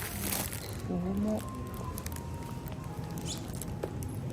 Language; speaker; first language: Japanese; native; Japanese